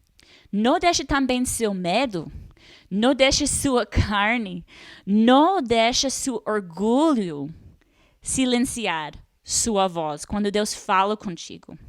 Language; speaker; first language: Portuguese; non-native, fluent; English